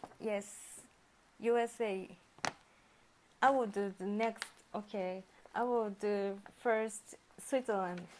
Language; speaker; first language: English; non-native, learner; Japanese